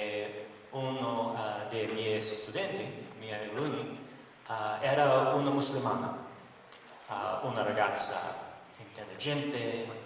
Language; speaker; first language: Italian; non-native, learner; English